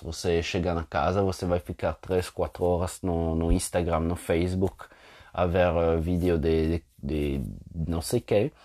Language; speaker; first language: Portuguese; non-native, fluent; Italian